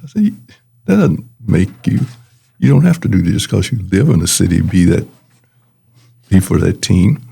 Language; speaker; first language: English; native; English